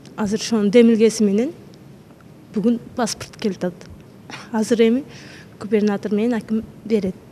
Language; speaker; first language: Kyrgyz; early bilingual, heritage; Kyrgyz